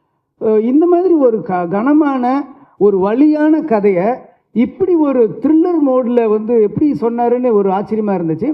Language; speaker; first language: Tamil; native; Tamil